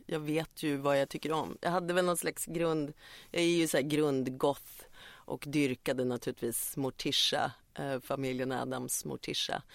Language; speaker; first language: Swedish; native; Swedish